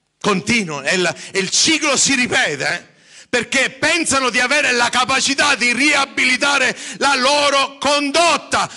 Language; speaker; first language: Italian; early bilingual, heritage; English